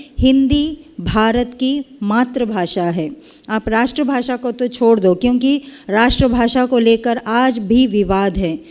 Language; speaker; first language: Hindi; non-native, local second language; Kannada